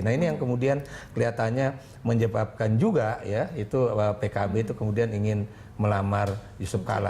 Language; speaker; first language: Indonesian; native; Indonesian